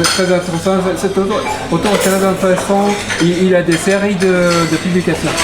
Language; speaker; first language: French; non-native, learner; Japanese